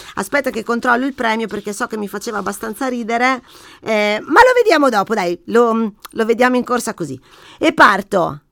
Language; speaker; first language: Italian; native; Italian